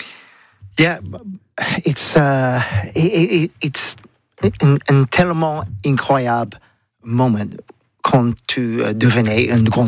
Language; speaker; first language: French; non-native, learner; English